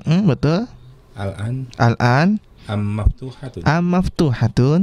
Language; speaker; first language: Arabic; non-native, fluent; Indonesian